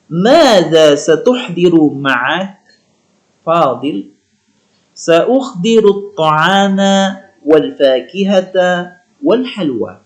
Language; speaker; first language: Arabic; non-native, learner; Indonesian